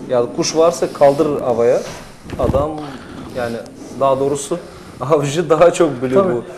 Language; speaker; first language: Turkish; non-native, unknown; Russian